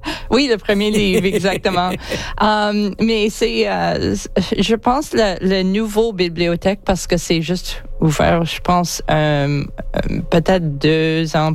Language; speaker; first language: French; non-native, learner; English